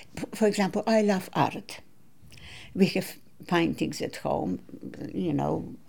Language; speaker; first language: English; non-native, learner; Polish